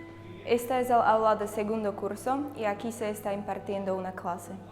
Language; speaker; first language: Spanish; non-native, fluent; Slovak